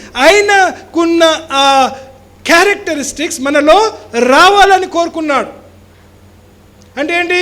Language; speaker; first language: Telugu; native; Telugu